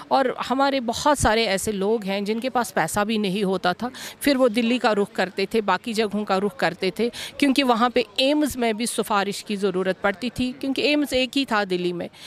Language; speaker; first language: Hindi; non-native, local second language; Kashmiri